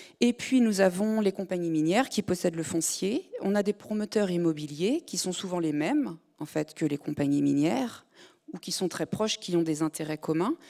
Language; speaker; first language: French; native; French